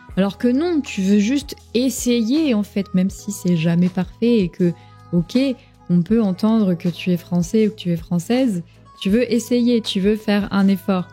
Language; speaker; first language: French; native; French